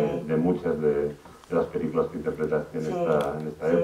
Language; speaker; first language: Spanish; native; Spanish